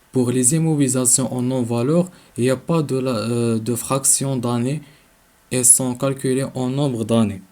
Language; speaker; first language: French; non-native, local second language; Arabic